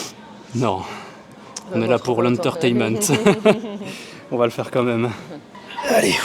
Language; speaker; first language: French; native; French